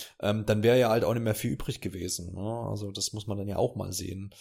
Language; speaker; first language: German; native; German